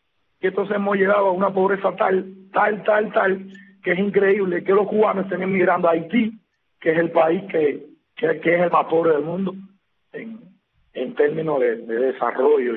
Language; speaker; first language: Spanish; native; Spanish